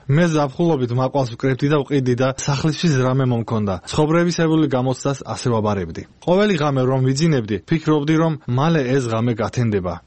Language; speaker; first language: Georgian; non-native, local second language; Azerbaijani